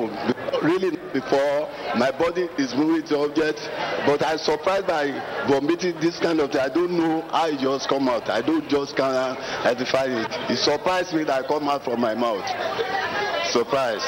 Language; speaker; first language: English; non-native, local second language; Yoruba